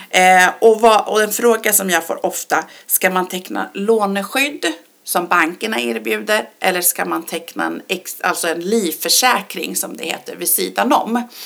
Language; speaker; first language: Swedish; early bilingual, other home language; Persian